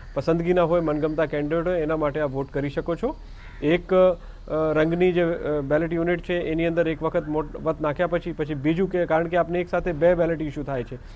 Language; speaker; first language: Gujarati; non-native, local second language; Hindi